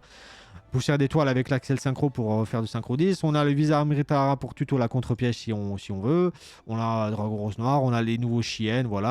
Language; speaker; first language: French; native; French